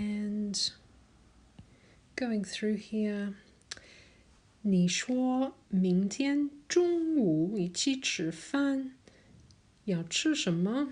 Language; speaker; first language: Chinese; non-native, fluent; English